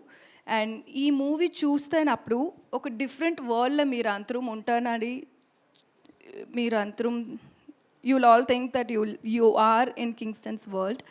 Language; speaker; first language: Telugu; non-native, learner; Tamil